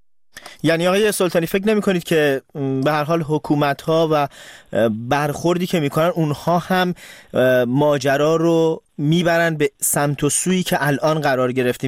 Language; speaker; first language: Persian; native; Persian